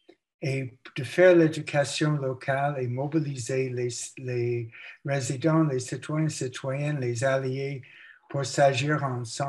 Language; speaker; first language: French; non-native, fluent; English